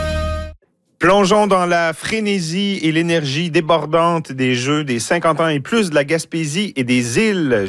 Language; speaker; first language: French; native; French